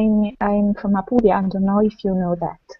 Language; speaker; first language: English; non-native, fluent; Italian